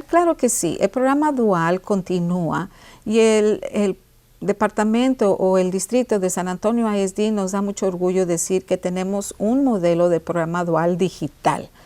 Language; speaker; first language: Spanish; early bilingual, heritage; Spanish